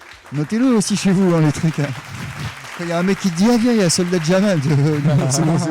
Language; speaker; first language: French; native; French